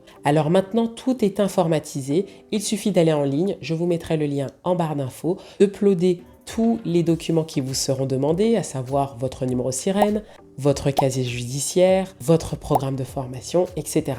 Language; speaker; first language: French; native; French